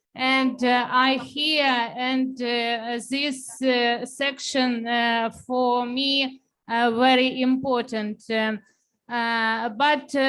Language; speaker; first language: English; non-native, learner; Ukrainian